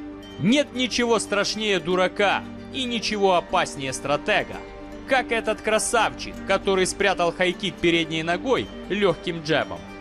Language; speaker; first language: Russian; native; Russian